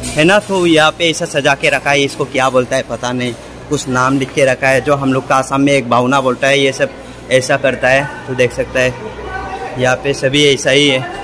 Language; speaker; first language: Hindi; non-native, local second language; Assamese